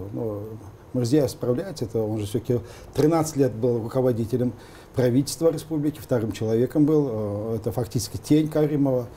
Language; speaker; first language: Russian; non-native, local second language; Uzbek